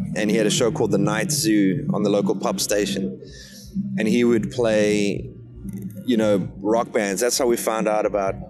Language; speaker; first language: English; native; English